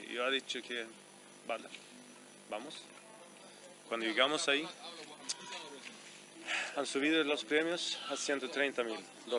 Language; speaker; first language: Spanish; non-native, fluent; Swedish